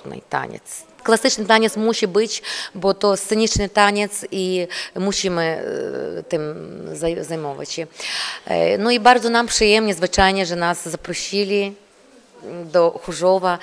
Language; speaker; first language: Polish; non-native, learner; Ukrainian